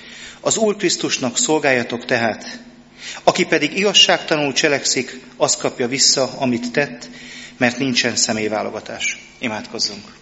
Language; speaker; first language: Hungarian; native; Hungarian